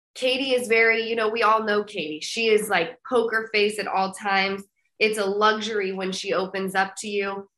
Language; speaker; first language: English; native; English